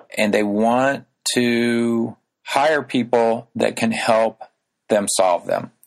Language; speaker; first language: English; native; English